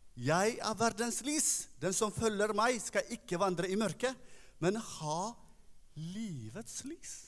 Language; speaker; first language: Norwegian; non-native, fluent; Tigrinya